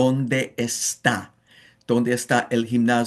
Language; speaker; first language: Spanish; non-native, fluent; English